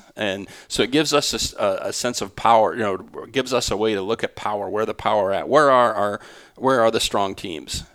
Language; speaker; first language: English; native; English